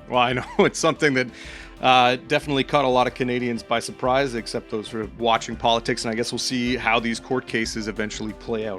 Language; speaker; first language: English; native; English